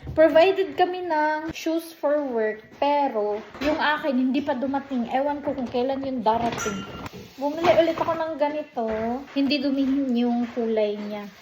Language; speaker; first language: Filipino; non-native, local second language; Cebuano